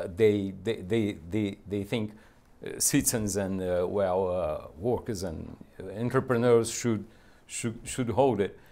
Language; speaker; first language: English; non-native, fluent; Portuguese